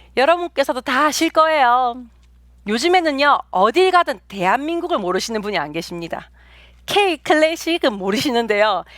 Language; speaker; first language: Korean; native; Korean